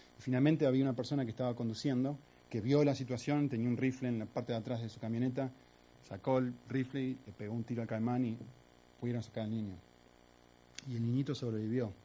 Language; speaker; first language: Spanish; native; Spanish